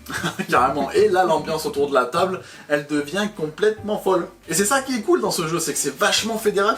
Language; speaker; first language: French; native; French